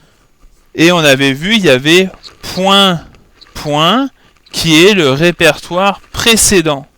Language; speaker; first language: French; native; French